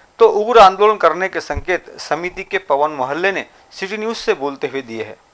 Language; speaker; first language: Hindi; non-native, local second language; Marathi